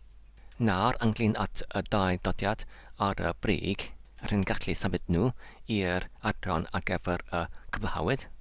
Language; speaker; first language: Welsh; non-native, learner; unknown